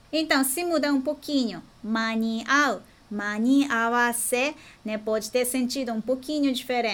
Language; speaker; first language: Portuguese; non-native, fluent; Japanese